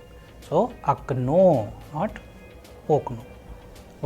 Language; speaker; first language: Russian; non-native, fluent; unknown